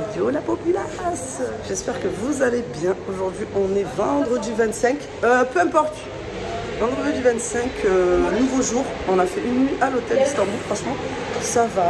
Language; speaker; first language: French; early bilingual, other home language; Fula